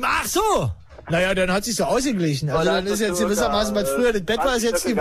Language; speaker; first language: German; native; German